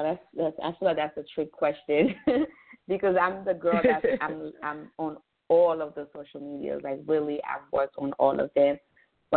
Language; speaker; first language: English; non-native, fluent; Haitian Creole